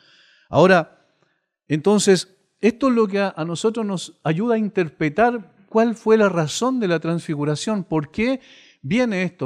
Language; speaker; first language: Spanish; native; Spanish